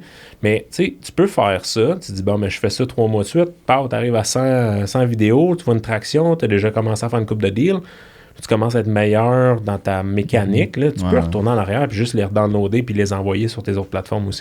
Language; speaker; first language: French; native; French